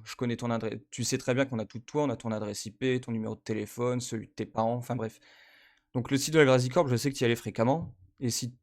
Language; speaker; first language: French; native; French